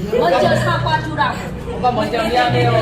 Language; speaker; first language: Korean; non-native, learner; Vietnamese